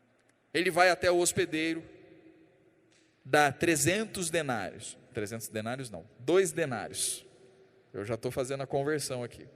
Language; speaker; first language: Portuguese; native; Portuguese